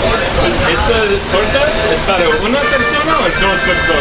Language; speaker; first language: Spanish; non-native, learner; English